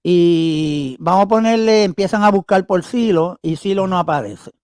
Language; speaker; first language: Spanish; early bilingual, heritage; Spanish